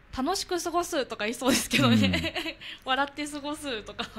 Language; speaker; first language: Japanese; native; Japanese